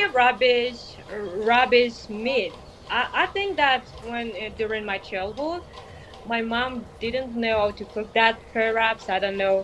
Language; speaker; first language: English; non-native, fluent; Malagasy